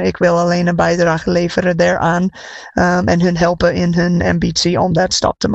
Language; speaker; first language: Dutch; non-native, fluent; English